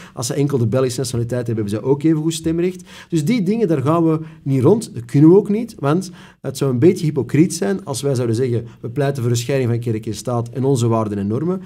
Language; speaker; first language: Dutch; native; Dutch